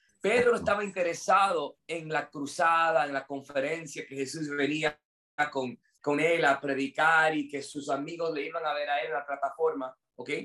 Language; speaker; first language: Spanish; non-native, fluent; English